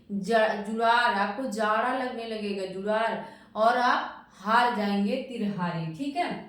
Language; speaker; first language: Hindi; native; Hindi